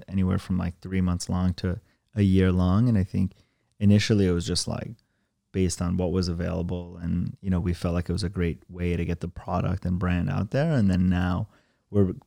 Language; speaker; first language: English; early bilingual, other home language; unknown